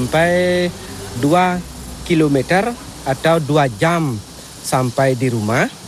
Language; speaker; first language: Indonesian; non-native, local second language; Balinese